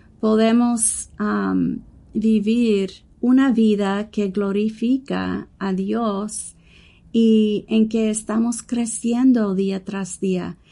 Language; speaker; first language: Spanish; non-native, learner; English